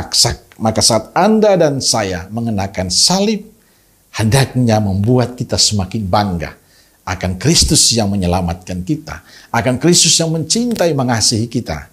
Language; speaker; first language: Indonesian; native; Indonesian